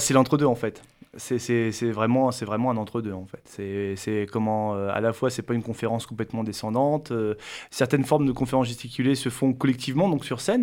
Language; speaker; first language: French; native; French